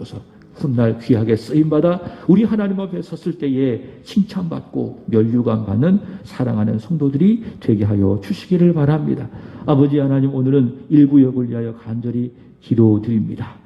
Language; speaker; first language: Korean; native; Korean